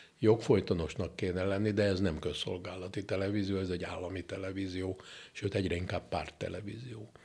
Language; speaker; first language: Hungarian; native; Hungarian